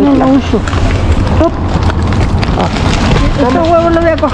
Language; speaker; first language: Spanish; native; Spanish